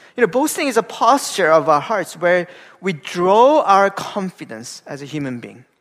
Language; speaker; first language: English; non-native, fluent; Korean